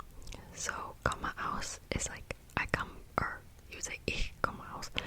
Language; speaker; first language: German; non-native, learner; English